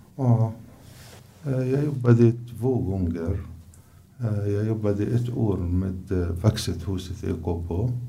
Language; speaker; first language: Swedish; non-native, learner; Arabic